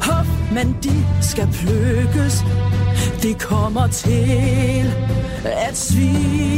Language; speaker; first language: Danish; native; Danish